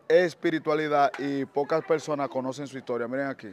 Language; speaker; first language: Spanish; native; Spanish